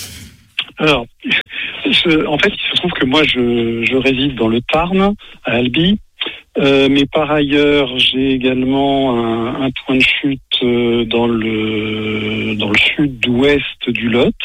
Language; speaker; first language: French; native; French